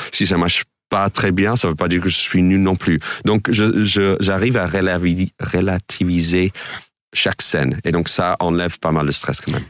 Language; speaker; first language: French; non-native, fluent; English